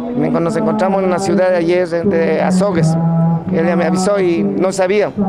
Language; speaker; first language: Spanish; native; Spanish